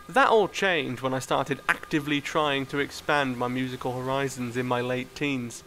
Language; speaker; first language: English; native; English